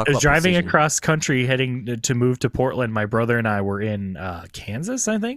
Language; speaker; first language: English; native; English